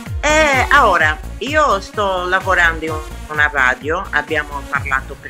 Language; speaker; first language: Spanish; non-native, learner; Portuguese